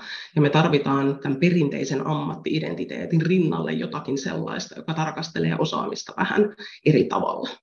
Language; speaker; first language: Finnish; native; Finnish